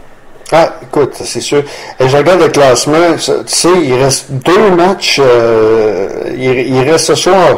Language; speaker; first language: French; native; French